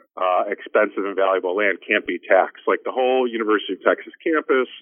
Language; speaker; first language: English; native; English